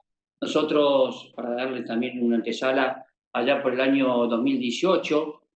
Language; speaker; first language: Spanish; native; Spanish